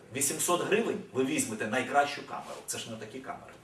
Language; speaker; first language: Ukrainian; native; Ukrainian